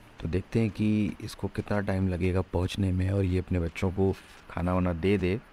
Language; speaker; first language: Hindi; native; Hindi